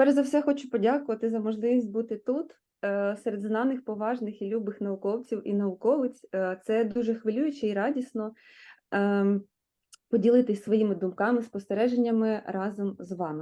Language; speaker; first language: Ukrainian; native; Ukrainian